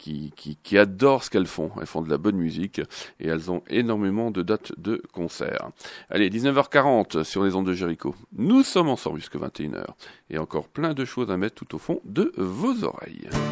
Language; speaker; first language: French; native; French